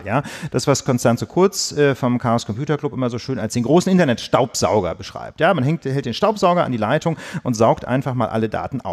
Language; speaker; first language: German; native; German